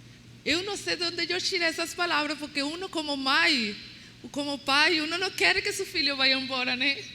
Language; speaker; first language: Portuguese; non-native, learner; Spanish